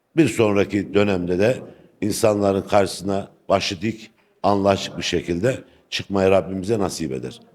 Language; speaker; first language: Turkish; native; Turkish